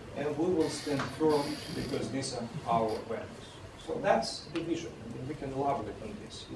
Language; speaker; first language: English; non-native, fluent; Russian